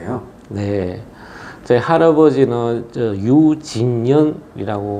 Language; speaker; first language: Korean; early bilingual, other home language; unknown